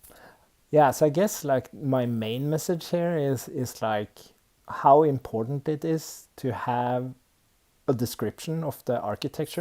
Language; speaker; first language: English; non-native, fluent; Swedish